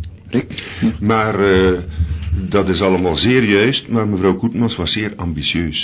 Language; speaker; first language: Dutch; native; Dutch